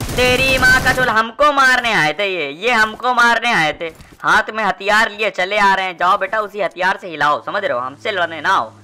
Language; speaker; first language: Hindi; native; Hindi